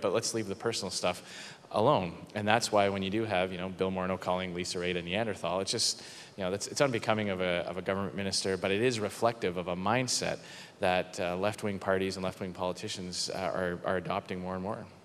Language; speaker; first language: English; native; English